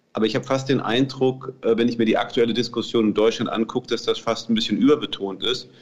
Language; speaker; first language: German; native; German